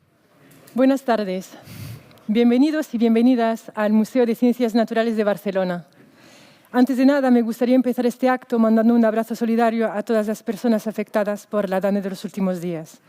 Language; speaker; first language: Spanish; early bilingual, heritage; Spanish